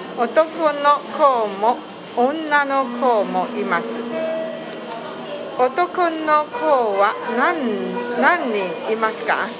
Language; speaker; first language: Japanese; non-native, learner; Chinese